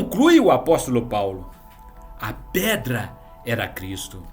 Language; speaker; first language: Portuguese; native; Portuguese